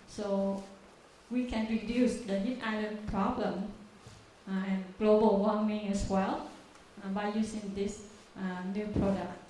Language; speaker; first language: English; non-native, learner; Vietnamese